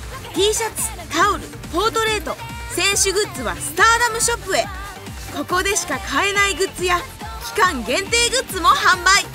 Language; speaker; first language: Japanese; native; Japanese